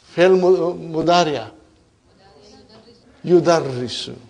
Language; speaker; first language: Arabic; non-native, fluent; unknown